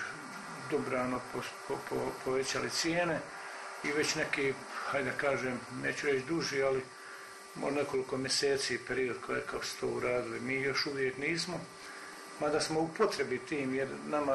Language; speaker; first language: Croatian; native; Croatian